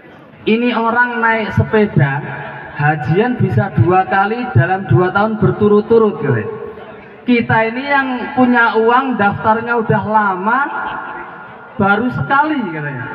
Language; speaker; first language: Indonesian; non-native, local second language; Javanese